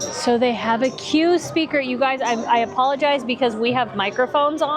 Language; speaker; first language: English; native; English